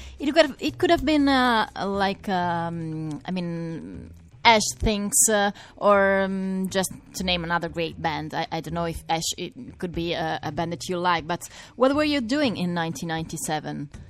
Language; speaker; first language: English; non-native, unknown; Italian